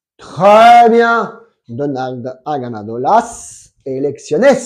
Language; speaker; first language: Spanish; non-native, fluent; French